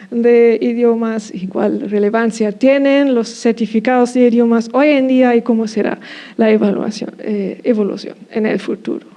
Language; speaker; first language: Spanish; non-native, fluent; German